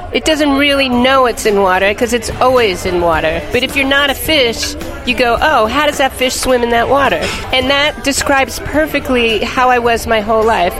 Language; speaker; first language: English; native; English